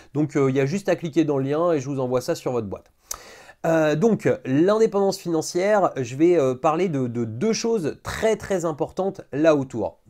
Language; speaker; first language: French; native; French